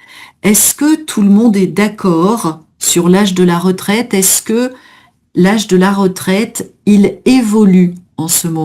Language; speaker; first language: French; native; French